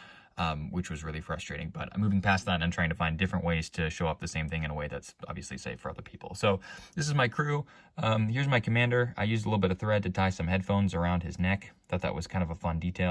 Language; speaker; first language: English; native; English